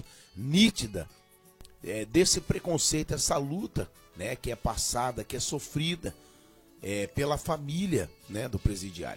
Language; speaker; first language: Portuguese; native; Portuguese